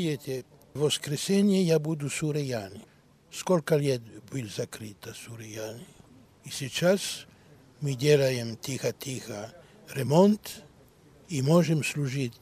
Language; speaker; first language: Russian; non-native, learner; Greek